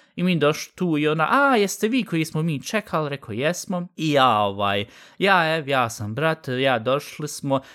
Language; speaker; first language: Bosnian; early bilingual, heritage; Bosnian